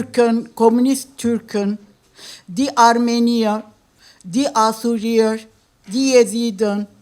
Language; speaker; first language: German; non-native, fluent; Kurdish